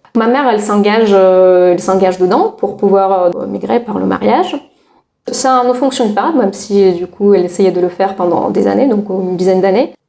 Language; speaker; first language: French; non-native, fluent; Russian